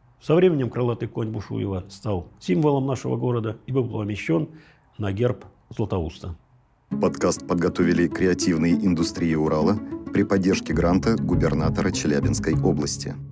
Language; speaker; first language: Russian; native; Russian